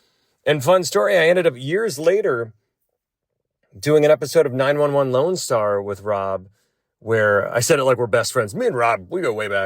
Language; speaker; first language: English; native; English